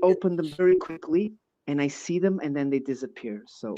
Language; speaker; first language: English; non-native, fluent; Portuguese